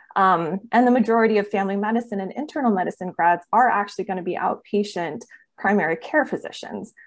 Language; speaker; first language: English; native; English